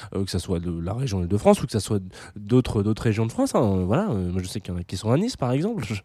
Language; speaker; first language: French; native; French